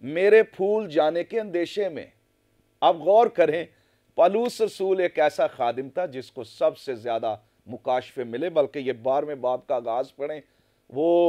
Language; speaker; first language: Urdu; non-native, local second language; Punjabi